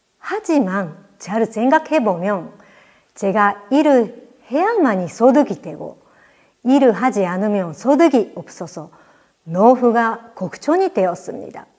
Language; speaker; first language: Korean; non-native, fluent; Japanese